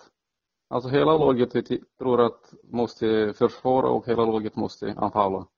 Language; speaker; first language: Swedish; non-native, fluent; Romanian